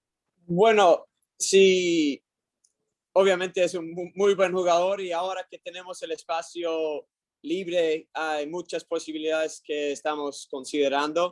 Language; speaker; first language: Spanish; non-native, learner; English